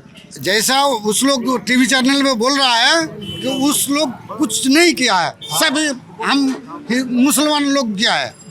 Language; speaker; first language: Hindi; non-native, local second language; Bangla